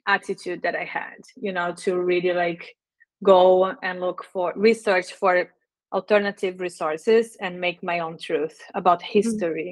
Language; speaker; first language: English; non-native, fluent; Portuguese